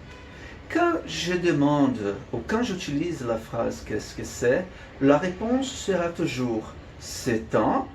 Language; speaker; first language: French; non-native, fluent; Portuguese